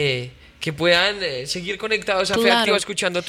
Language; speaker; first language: Spanish; native; Spanish